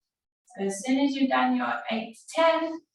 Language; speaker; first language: English; native; English